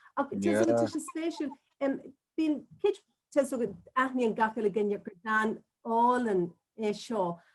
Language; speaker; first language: Irish; non-native, local second language; English